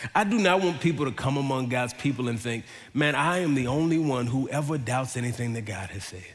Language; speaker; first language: English; native; English